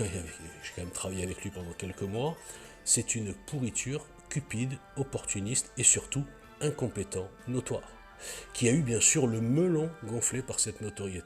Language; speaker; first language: French; native; French